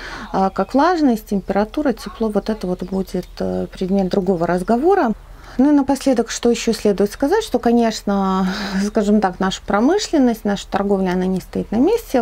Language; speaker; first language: Russian; native; Russian